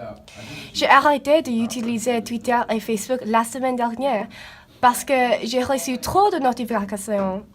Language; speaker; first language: French; non-native, learner; English